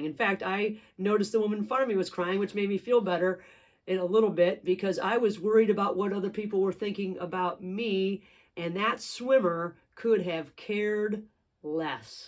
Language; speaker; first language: English; native; English